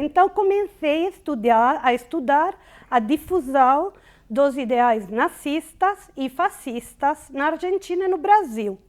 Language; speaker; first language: Portuguese; non-native, fluent; Italian